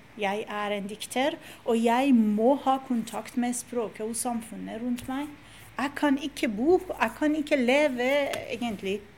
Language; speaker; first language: Norwegian; non-native, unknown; Persian